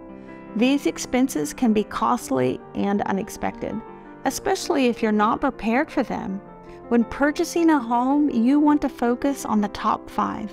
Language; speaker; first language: English; native; English